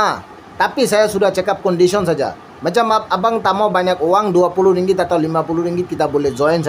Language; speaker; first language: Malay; non-native, learner; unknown